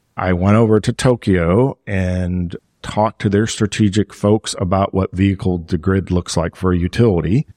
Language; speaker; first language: English; native; English